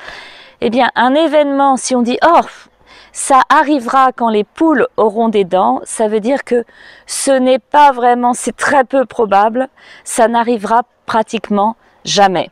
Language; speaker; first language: French; native; French